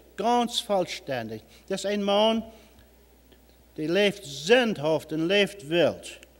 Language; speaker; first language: German; early bilingual, heritage; German